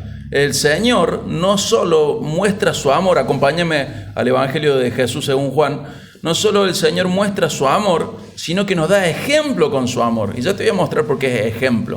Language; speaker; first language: Spanish; native; Spanish